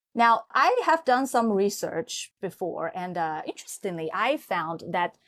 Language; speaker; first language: English; non-native, fluent; Chinese